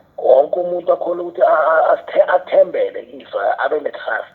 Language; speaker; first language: Zulu; non-native, local second language; South Ndebele